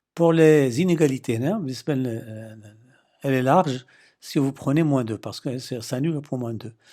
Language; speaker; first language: French; non-native, local second language; Arabic